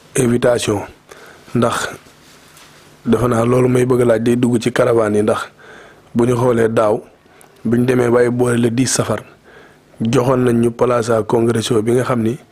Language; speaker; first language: Wolof; native; Wolof